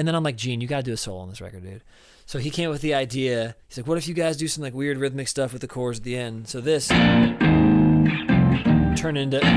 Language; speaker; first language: English; native; English